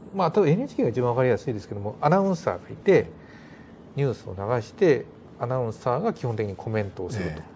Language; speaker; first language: Japanese; native; Japanese